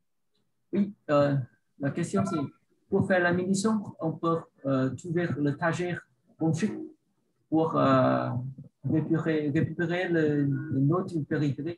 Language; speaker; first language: French; non-native, learner; Vietnamese